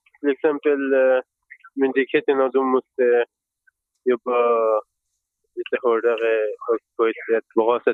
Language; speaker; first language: Swedish; non-native, fluent; Persian